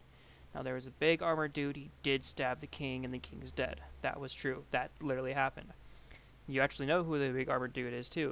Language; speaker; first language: English; native; English